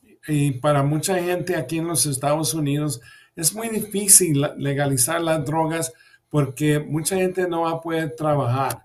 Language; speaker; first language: Spanish; early bilingual, heritage; English